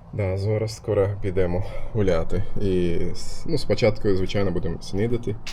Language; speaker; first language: Ukrainian; non-native, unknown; Turkish